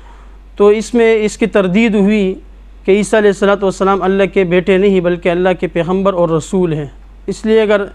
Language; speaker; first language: Urdu; native; Urdu